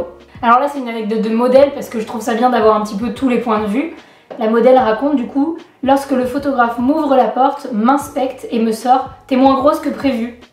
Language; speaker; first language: French; native; French